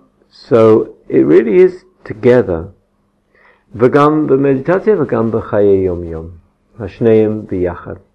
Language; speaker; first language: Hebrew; non-native, fluent; English